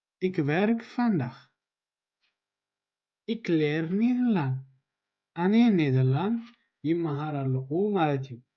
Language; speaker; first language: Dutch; non-native, learner; Tigrinya